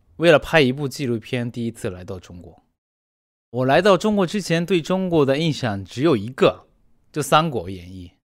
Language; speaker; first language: Chinese; non-native, fluent; Japanese